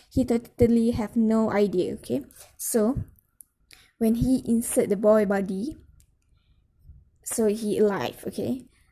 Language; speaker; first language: English; non-native, local second language; Malay